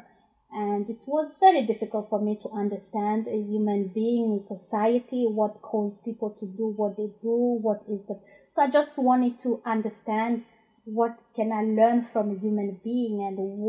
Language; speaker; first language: English; non-native, fluent; Rundi